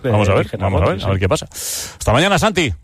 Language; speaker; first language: Spanish; native; Spanish